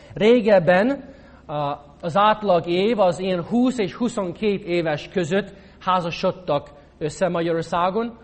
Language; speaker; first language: Hungarian; non-native, fluent; English